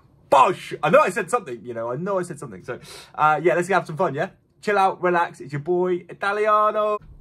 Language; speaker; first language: English; native; English